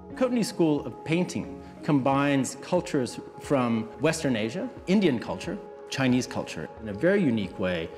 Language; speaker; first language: English; native; English